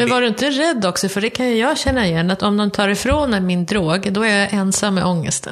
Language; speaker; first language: Swedish; native; Swedish